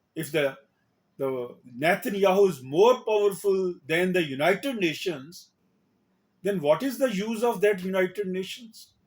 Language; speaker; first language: English; non-native, local second language; Urdu